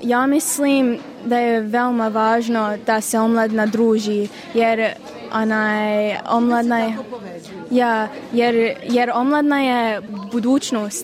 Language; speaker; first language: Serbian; early bilingual, heritage; Bosnian